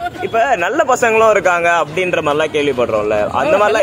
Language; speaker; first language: Tamil; native; Tamil